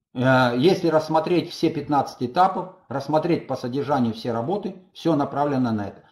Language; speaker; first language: Russian; native; Russian